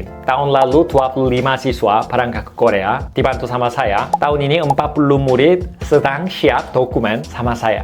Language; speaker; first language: Indonesian; non-native, fluent; Korean